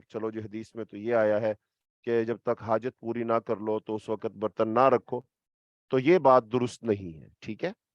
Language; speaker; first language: Urdu; native; Urdu